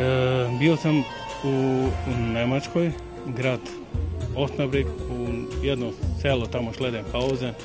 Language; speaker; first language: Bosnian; non-native, local second language; Albanian